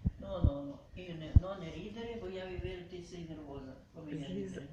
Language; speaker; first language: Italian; non-native, learner; Ukrainian